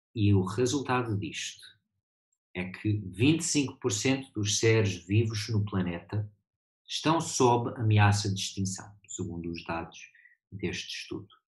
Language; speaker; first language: Portuguese; early bilingual, heritage; Portuguese